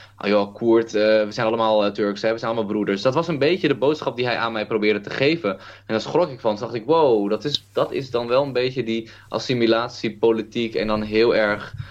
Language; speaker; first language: Dutch; early bilingual, other home language; Kurdish